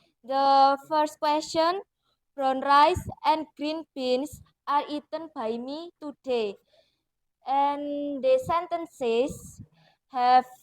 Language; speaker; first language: English; non-native, learner; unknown